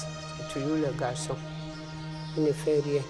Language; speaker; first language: French; non-native, local second language; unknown